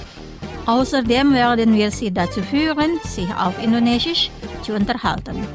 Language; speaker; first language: German; non-native, fluent; Indonesian